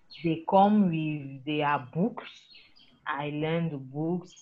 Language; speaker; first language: English; non-native, learner; French